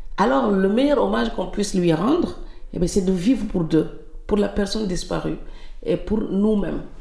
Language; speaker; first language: French; non-native, local second language; Serer